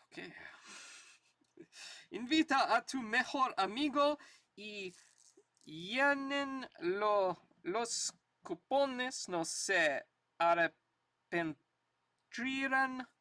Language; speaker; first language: Spanish; non-native, learner; English